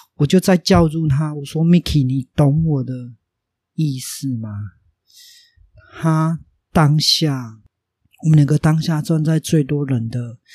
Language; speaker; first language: Chinese; native; Chinese